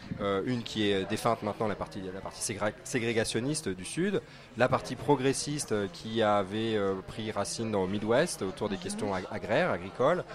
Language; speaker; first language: French; native; French